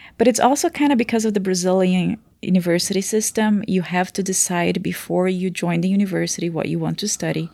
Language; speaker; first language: English; non-native, fluent; Portuguese